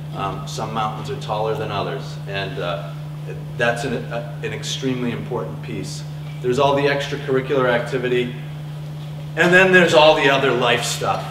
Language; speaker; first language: English; native; English